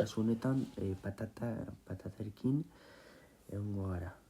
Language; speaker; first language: Basque; non-native, local second language; Spanish